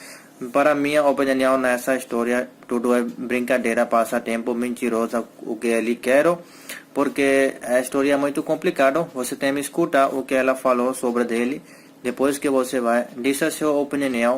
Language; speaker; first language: Portuguese; non-native, learner; Hindi